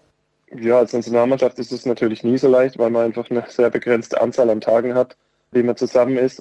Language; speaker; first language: German; native; German